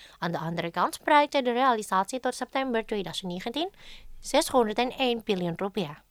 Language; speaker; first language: Dutch; non-native, fluent; Indonesian